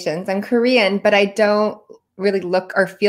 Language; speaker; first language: English; native; English